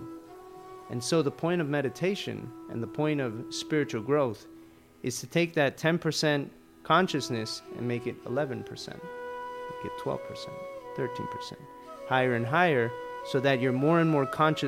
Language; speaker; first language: English; early bilingual, other home language; Spanish